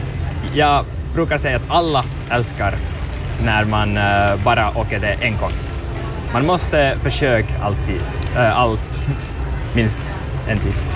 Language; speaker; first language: Swedish; non-native, learner; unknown